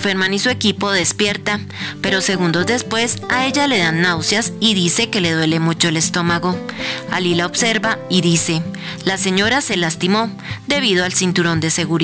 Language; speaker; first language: Spanish; native; Spanish